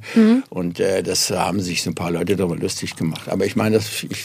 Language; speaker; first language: German; native; German